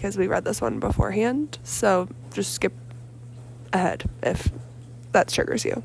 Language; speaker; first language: English; native; English